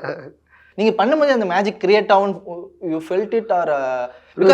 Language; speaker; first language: Tamil; native; Tamil